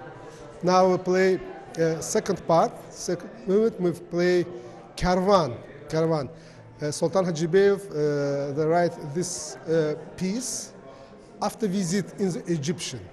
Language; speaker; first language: English; non-native, learner; Azerbaijani